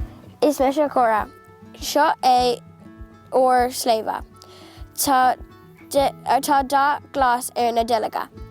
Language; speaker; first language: Irish; non-native, local second language; English